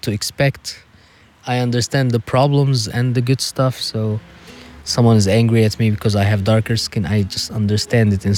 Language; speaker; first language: Slovenian; non-native, learner; Arabic